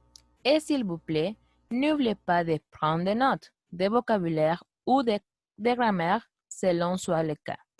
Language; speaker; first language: French; non-native, fluent; Spanish